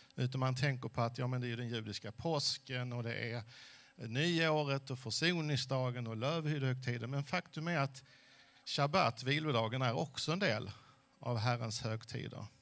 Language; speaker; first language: Swedish; early bilingual, other home language; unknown